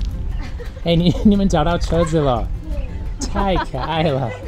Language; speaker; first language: Chinese; non-native, fluent; English